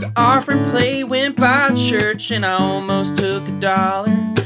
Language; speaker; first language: English; native; English